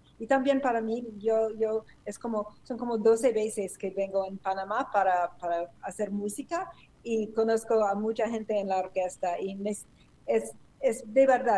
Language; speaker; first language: Spanish; non-native, fluent; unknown